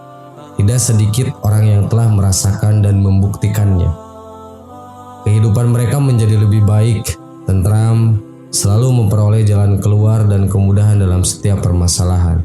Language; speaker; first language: Indonesian; native; Indonesian